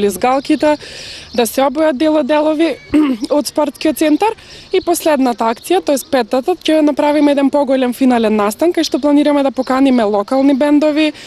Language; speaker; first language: Macedonian; native; Macedonian